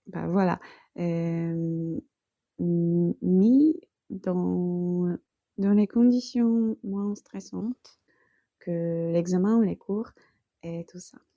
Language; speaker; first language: French; non-native, fluent; Polish